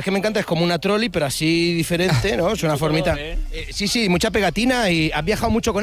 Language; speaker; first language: Spanish; native; Spanish